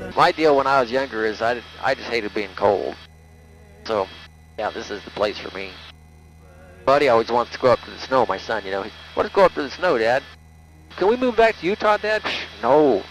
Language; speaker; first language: English; native; English